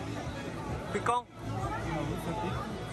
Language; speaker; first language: French; non-native, fluent; Korean